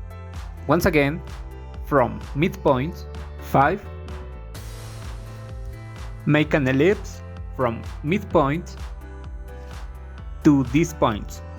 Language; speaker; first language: English; non-native, fluent; Spanish